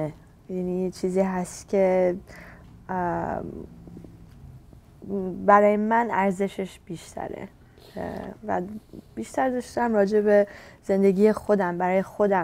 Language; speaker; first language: Persian; early bilingual, heritage; Persian